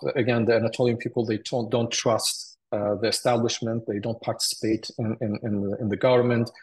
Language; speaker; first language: English; early bilingual, other home language; Turkish